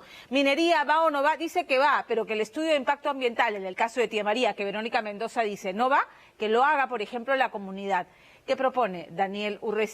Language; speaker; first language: Spanish; native; Spanish